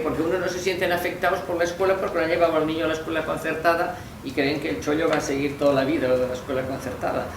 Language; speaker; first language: Spanish; non-native, local second language; Catalan